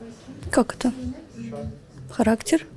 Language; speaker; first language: Russian; non-native, local second language; Turkmen